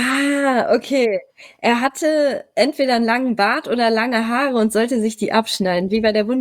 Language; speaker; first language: German; native; German